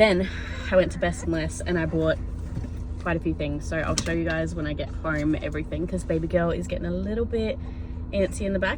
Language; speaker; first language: English; native; English